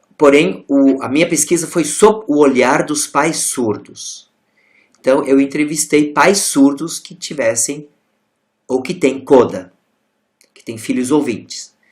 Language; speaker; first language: Portuguese; non-native, local second language; German